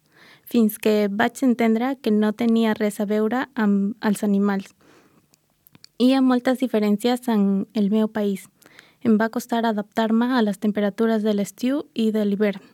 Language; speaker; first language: Catalan; non-native, learner; Spanish